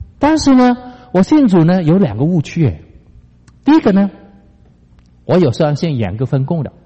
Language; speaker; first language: Chinese; non-native, local second language; Cantonese